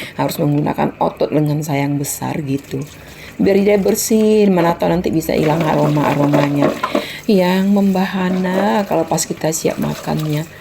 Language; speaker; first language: Indonesian; non-native, local second language; Minangkabau